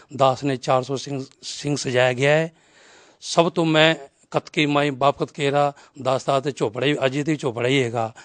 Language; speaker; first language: Punjabi; non-native, local second language; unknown